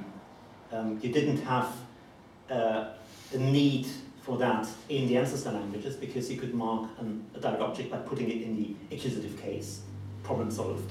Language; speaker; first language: English; non-native, fluent; German